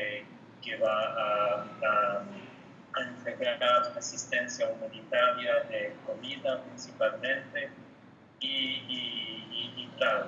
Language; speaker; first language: Spanish; non-native, fluent; French